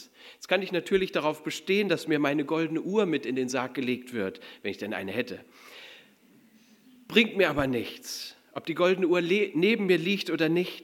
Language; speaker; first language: German; native; German